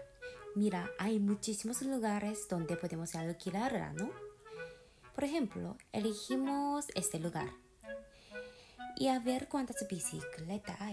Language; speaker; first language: Spanish; non-native, fluent; Japanese